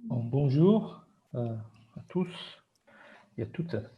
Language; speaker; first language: French; non-native, fluent; Portuguese